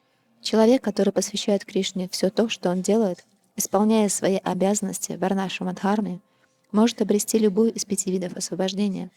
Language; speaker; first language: Russian; native; Russian